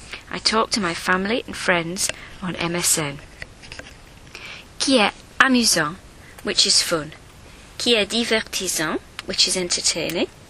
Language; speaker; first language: English; native; English